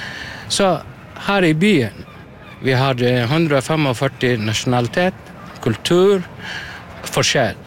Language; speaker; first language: Norwegian; non-native, learner; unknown